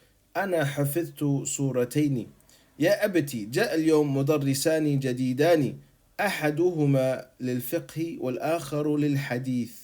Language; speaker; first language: Arabic; non-native, fluent; English